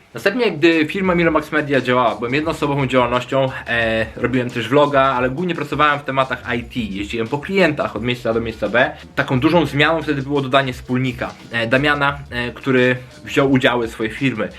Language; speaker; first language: Polish; native; Polish